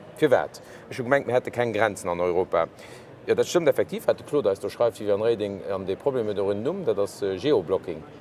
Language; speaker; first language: Luxembourgish; native; Luxembourgish